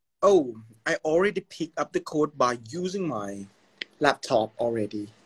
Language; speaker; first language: English; non-native, learner; Thai